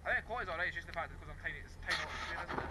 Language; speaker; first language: English; native; English